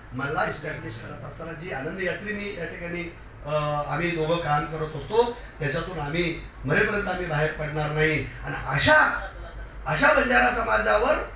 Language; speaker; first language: Marathi; non-native, local second language; Lambadi